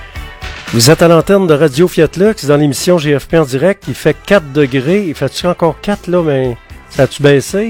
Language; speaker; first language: French; native; French